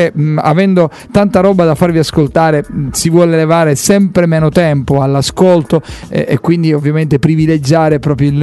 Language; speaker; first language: Italian; native; Italian